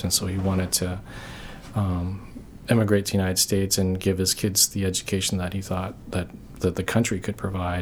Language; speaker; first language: English; early bilingual, other home language; Korean